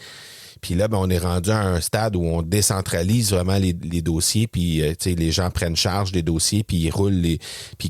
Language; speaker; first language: French; native; French